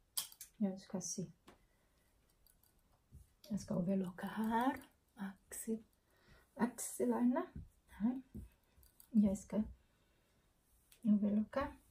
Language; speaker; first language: Swedish; non-native, learner; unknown